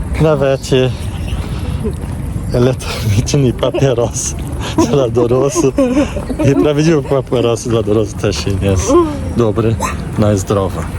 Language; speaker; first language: Polish; non-native, learner; Portuguese